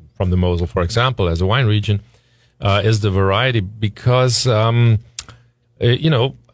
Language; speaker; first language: English; non-native, fluent; German